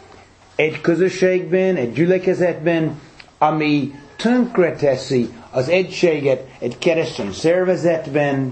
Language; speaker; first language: Hungarian; non-native, fluent; English